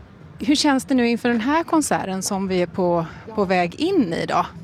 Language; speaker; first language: Swedish; native; Swedish